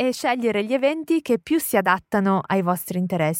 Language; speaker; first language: Italian; native; Italian